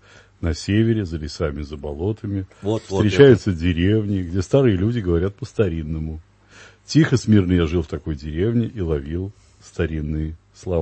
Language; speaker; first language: Russian; native; Russian